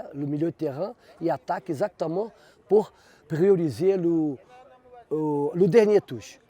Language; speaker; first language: French; non-native, fluent; Portuguese